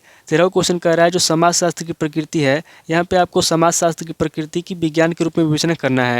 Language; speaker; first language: Hindi; native; Hindi